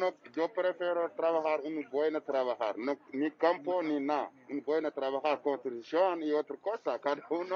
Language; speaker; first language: Spanish; non-native, learner; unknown